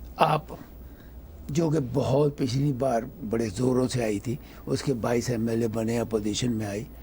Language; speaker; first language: Urdu; non-native, local second language; Punjabi